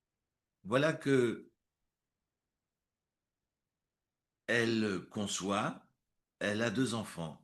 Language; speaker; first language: French; native; French